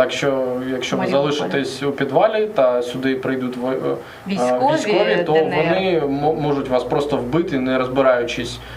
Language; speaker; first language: Ukrainian; non-native, local second language; Russian